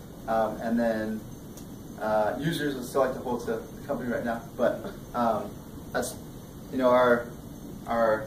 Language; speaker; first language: English; native; English